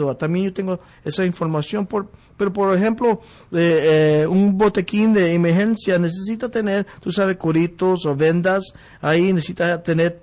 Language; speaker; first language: Spanish; early bilingual, heritage; Spanish